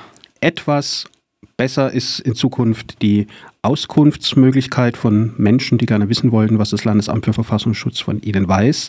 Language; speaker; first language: German; native; German